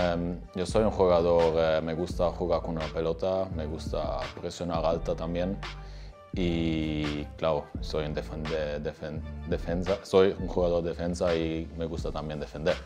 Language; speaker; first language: Spanish; non-native, learner; Turkish